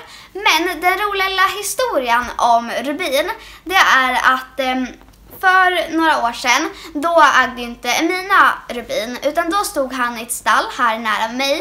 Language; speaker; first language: Swedish; native; Swedish